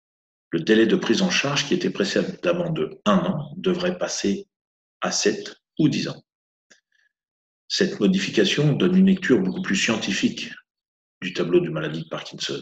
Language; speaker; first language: French; native; French